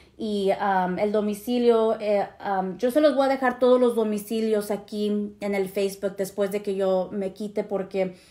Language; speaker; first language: Spanish; early bilingual, heritage; Spanish